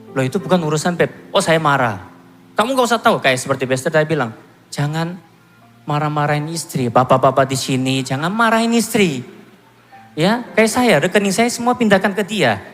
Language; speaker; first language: Indonesian; non-native, fluent; Korean